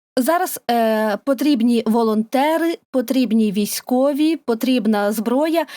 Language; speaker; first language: Ukrainian; native; Ukrainian